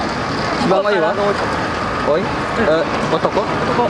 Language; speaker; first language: Japanese; non-native, learner; Indonesian